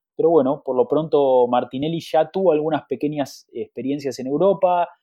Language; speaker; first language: Spanish; native; Spanish